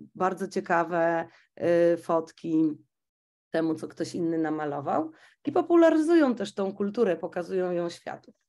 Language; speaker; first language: Polish; native; Polish